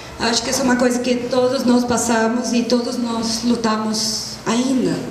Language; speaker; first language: Portuguese; non-native, fluent; Spanish